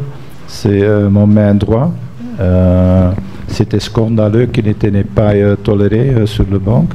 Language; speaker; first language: French; non-native, fluent; Dutch